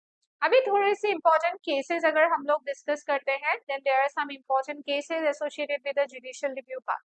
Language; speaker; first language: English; non-native, local second language; Hindi